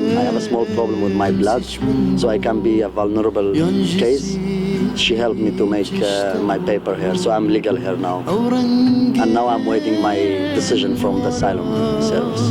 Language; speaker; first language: English; non-native, fluent; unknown